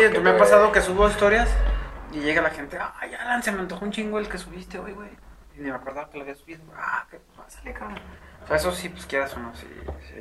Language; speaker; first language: Spanish; native; Spanish